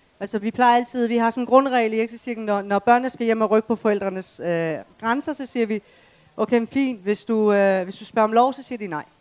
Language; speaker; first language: Danish; early bilingual, other home language; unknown